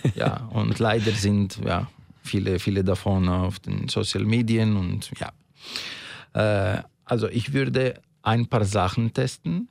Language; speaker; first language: German; non-native, fluent; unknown